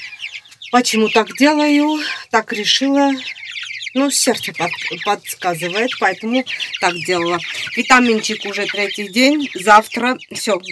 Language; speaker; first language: Russian; non-native, fluent; Armenian